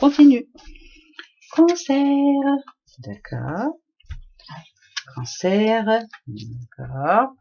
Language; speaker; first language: French; native; French